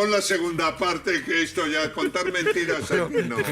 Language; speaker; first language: Spanish; native; Spanish